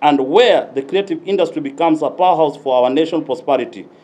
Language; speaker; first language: English; non-native, local second language; Swahili